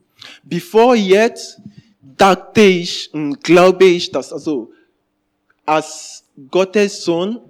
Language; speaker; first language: German; non-native, learner; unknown